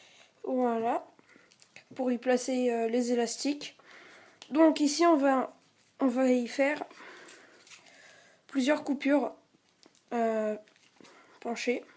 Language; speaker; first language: French; native; French